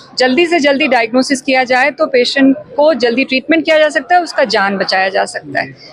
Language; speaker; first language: Hindi; native; Hindi